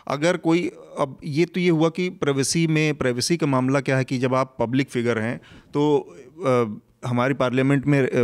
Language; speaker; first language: Hindi; native; Hindi